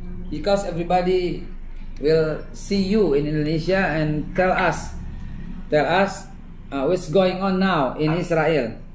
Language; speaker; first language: English; non-native, learner; Indonesian